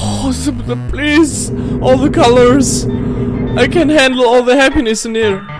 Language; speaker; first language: English; non-native, fluent; German